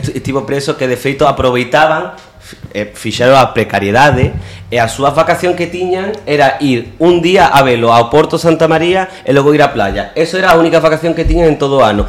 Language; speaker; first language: Galician; non-native, local second language; Spanish